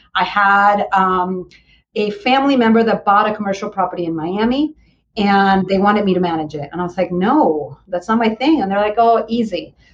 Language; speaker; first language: English; early bilingual, other home language; Spanish